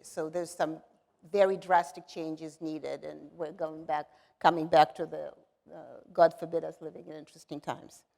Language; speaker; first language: English; non-native, fluent; Russian